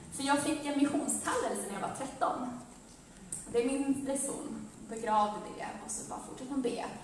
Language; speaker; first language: Swedish; early bilingual, other home language; Amharic